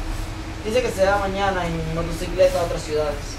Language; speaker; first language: Spanish; native; Spanish